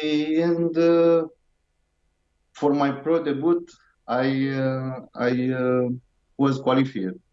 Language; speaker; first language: English; non-native, learner; Romanian